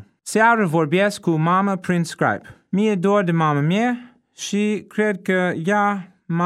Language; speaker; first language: Romanian; non-native, fluent; English